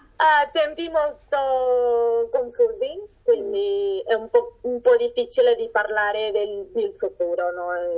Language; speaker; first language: Italian; non-native, fluent; Catalan